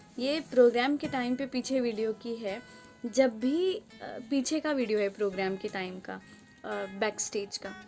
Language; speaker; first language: Hindi; non-native, local second language; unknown